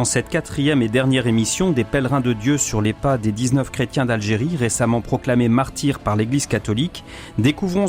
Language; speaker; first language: French; native; French